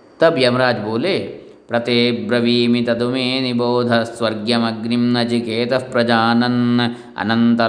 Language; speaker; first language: Hindi; non-native, local second language; Kannada